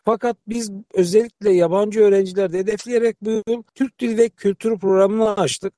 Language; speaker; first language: Turkish; native; Turkish